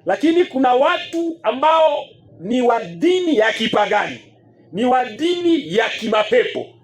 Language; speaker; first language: Swahili; native; Swahili